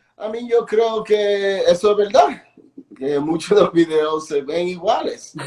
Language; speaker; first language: Spanish; early bilingual, heritage; Spanish